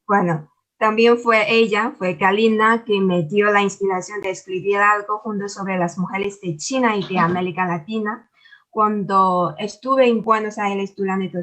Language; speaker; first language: Spanish; non-native, fluent; Chinese